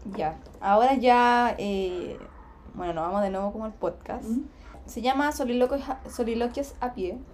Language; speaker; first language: Spanish; native; Spanish